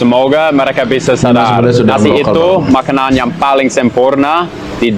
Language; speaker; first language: Indonesian; non-native, fluent; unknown